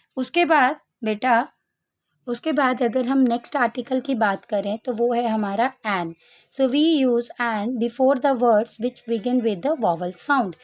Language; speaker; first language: Hindi; native; Hindi